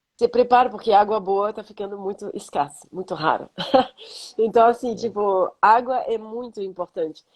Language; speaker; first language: Portuguese; non-native, fluent; French